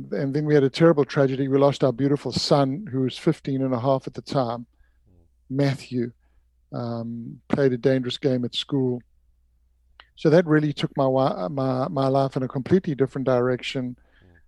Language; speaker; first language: English; native; English